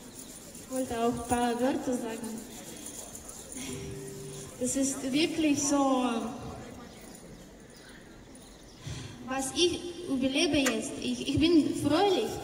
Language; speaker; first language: German; non-native, learner; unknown